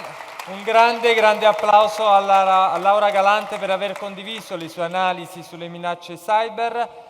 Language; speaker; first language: Italian; native; Italian